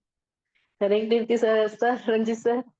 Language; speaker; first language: Tamil; non-native, learner; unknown